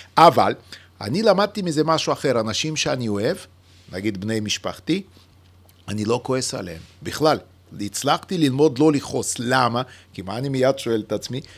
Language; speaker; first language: Hebrew; non-native, fluent; Yiddish